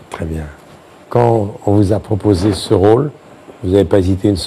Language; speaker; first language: French; native; French